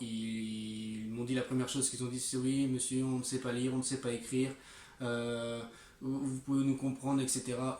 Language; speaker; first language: French; native; French